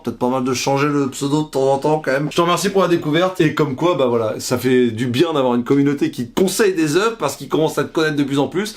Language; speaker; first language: French; native; French